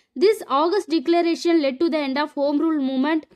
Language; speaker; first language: English; non-native, local second language; Tamil